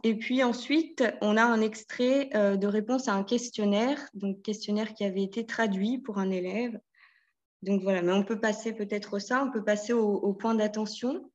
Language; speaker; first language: French; native; French